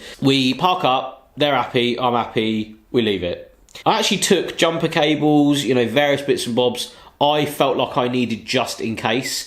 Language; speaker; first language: English; native; English